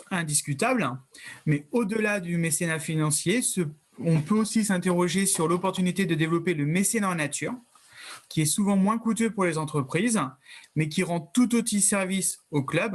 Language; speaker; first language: French; native; French